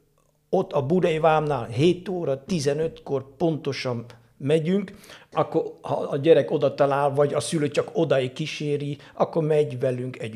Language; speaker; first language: Hungarian; non-native, fluent; Dutch